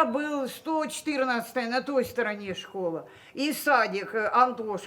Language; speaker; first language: Russian; native; Russian